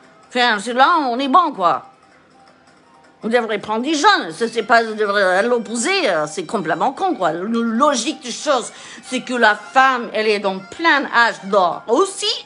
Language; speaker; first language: French; non-native, fluent; English